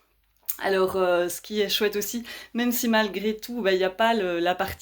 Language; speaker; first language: French; native; French